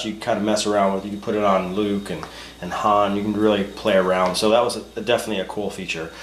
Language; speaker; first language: English; native; English